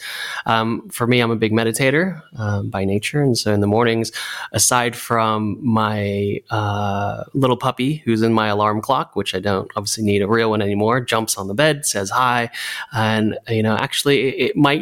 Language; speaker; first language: English; native; English